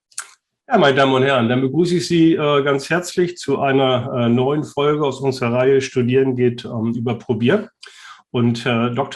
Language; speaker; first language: German; native; German